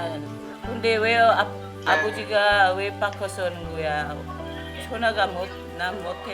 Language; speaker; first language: Korean; non-native, learner; Filipino